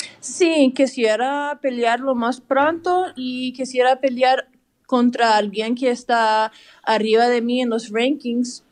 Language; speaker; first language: Spanish; early bilingual, heritage; English